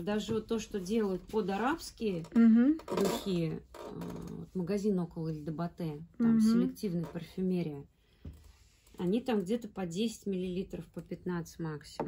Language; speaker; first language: Russian; native; Russian